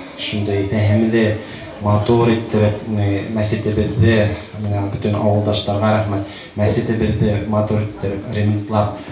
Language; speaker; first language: Tatar; non-native, local second language; Bashkir